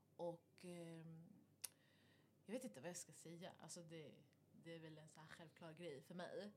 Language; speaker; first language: Swedish; early bilingual, other home language; Arabic